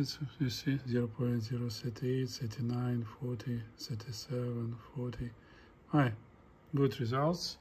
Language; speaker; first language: English; non-native, fluent; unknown